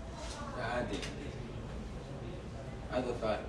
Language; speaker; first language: Arabic; native; Arabic